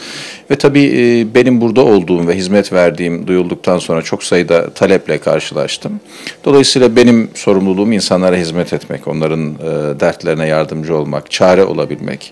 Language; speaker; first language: Turkish; native; Turkish